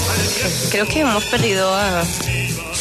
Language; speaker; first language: Spanish; native; Spanish